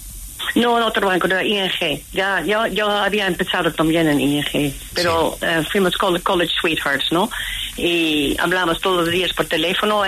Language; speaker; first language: Spanish; non-native, fluent; Dutch